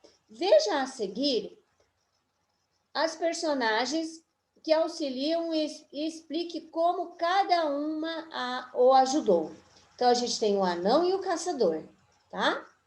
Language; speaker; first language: Portuguese; native; Portuguese